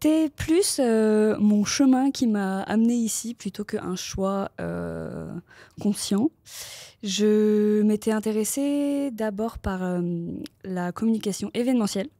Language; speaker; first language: French; native; French